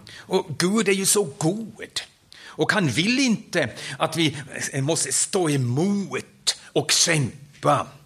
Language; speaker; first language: Swedish; non-native, fluent; German